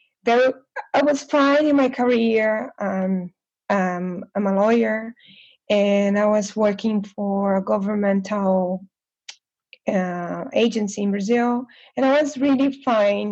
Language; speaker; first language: English; non-native, fluent; Portuguese